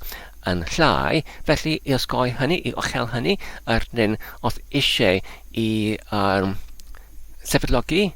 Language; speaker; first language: Welsh; non-native, learner; English